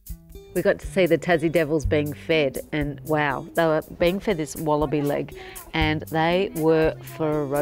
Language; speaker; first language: English; native; English